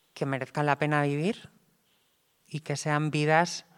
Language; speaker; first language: Spanish; native; Spanish